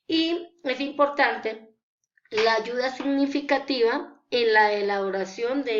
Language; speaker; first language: Spanish; native; Spanish